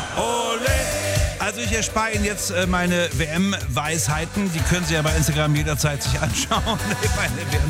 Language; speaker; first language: German; native; German